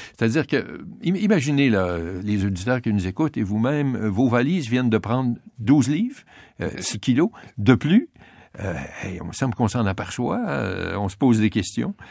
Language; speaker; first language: French; native; French